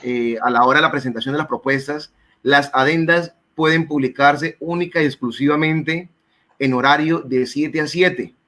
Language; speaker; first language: Spanish; native; Spanish